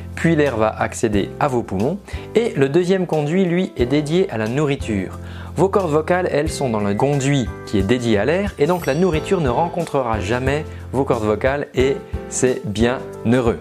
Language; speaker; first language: French; native; French